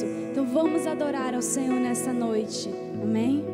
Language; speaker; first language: Portuguese; native; Portuguese